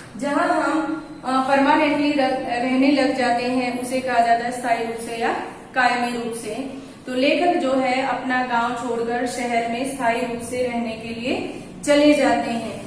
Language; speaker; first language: Hindi; non-native, local second language; Gujarati